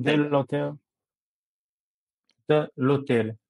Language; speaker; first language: French; non-native, learner; Chinese